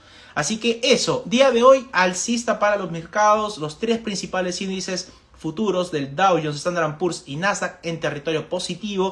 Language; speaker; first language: Spanish; native; Spanish